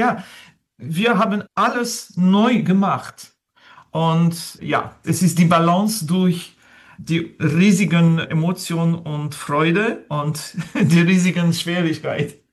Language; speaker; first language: German; non-native, fluent; French